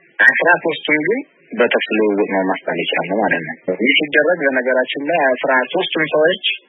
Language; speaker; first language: Amharic; native; Amharic